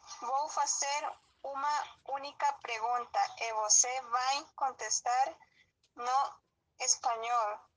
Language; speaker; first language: Portuguese; non-native, learner; Spanish